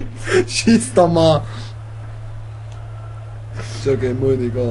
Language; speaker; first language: German; native; German